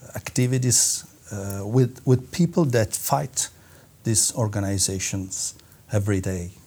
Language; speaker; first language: English; non-native, fluent; Italian